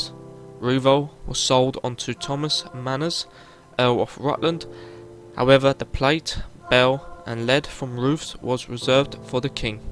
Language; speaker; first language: English; non-native, fluent; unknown